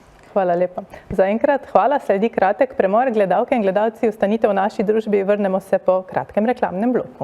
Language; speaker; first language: Slovenian; native; Slovenian